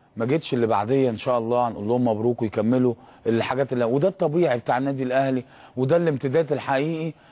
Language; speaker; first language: Arabic; native; Arabic